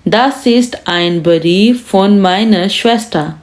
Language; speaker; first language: German; non-native, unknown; Hindi